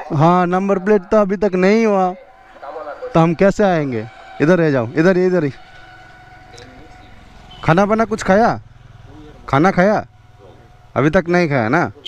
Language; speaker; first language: Hindi; non-native, local second language; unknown